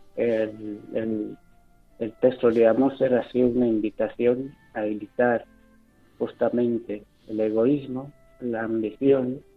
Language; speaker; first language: Spanish; non-native, local second language; Fang